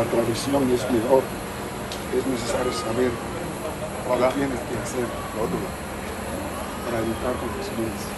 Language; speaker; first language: Spanish; non-native, learner; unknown